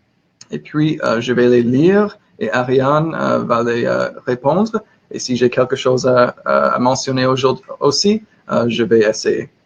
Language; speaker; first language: French; non-native, learner; English